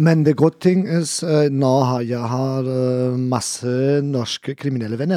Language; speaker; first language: Norwegian; non-native, learner; German